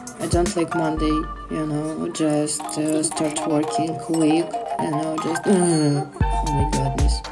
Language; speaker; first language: English; non-native, learner; Russian